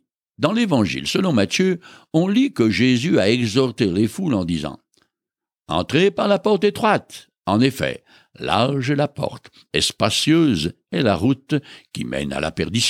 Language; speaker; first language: French; native; French